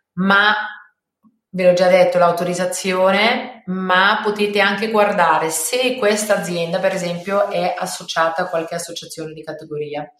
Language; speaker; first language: Italian; non-native, fluent; German